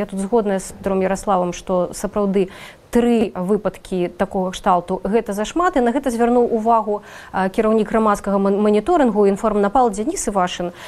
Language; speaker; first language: Belarusian; non-native, local second language; Russian